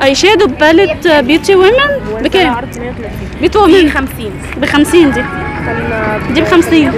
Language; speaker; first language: Arabic; native; Arabic